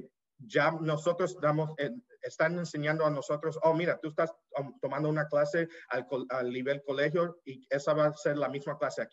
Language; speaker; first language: Spanish; early bilingual, heritage; Spanish